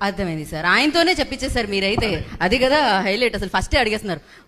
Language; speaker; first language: Telugu; native; Telugu